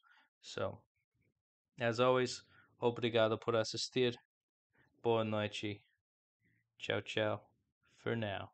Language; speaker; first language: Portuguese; non-native, learner; English